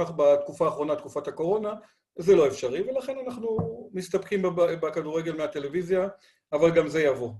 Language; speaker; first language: Hebrew; non-native, fluent; Spanish